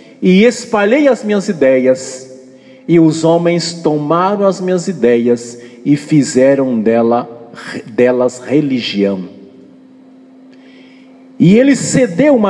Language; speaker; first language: Portuguese; native; Portuguese